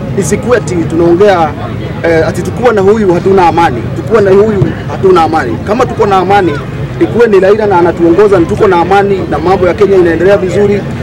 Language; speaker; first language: Swahili; non-native, local second language; Kikuyu